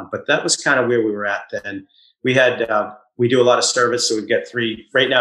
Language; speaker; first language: English; native; English